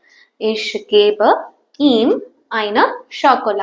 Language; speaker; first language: German; non-native, fluent; Tamil